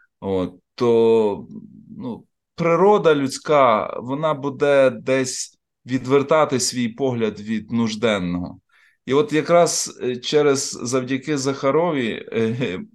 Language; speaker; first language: Ukrainian; native; Ukrainian